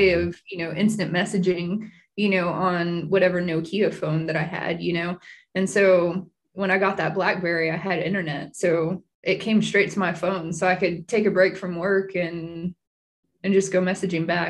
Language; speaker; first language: English; native; English